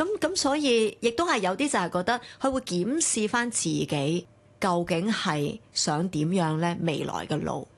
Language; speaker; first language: Cantonese; early bilingual, other home language; Chinese